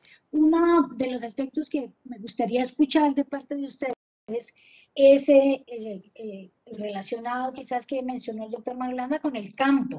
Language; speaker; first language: Spanish; native; Spanish